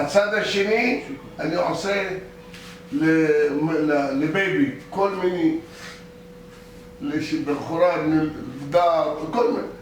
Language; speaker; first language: Hebrew; non-native, local second language; Arabic